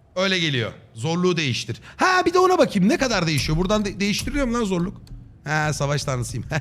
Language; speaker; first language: Turkish; native; Turkish